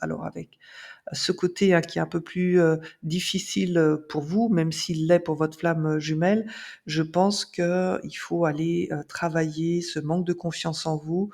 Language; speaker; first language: French; native; French